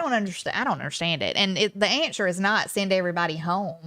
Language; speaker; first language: English; native; English